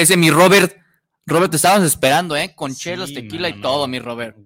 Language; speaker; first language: Spanish; native; Spanish